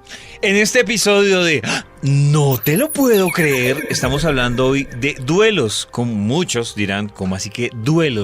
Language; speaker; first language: Spanish; native; Spanish